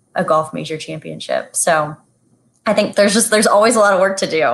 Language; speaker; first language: English; native; English